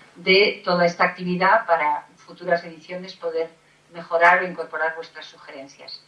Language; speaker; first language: Spanish; native; Spanish